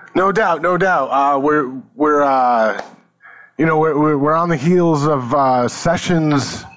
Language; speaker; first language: English; native; English